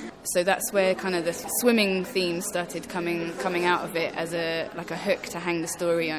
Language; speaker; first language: English; native; English